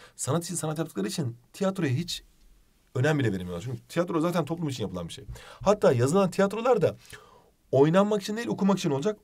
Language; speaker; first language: Turkish; native; Turkish